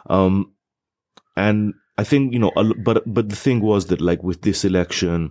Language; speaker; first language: English; non-native, fluent; Hebrew